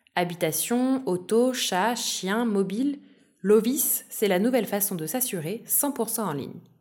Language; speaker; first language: French; native; French